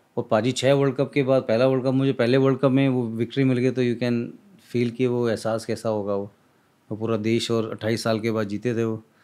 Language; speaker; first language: Hindi; native; Hindi